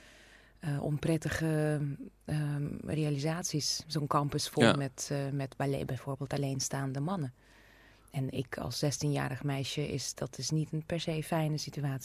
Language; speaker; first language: Dutch; non-native, fluent; Russian